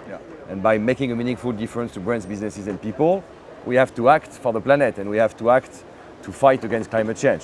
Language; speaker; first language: English; non-native, fluent; French